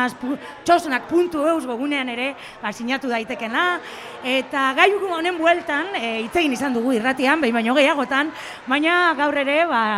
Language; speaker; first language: Basque; native; Basque